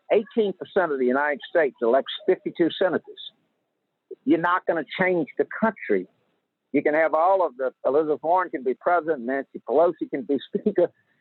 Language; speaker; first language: English; native; English